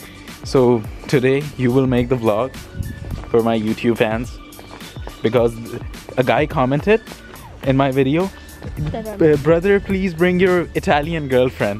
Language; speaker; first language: English; non-native, local second language; Hindi